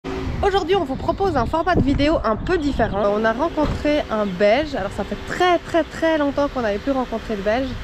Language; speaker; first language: French; native; French